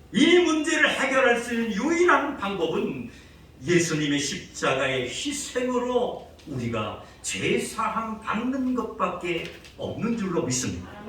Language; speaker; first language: Korean; native; Korean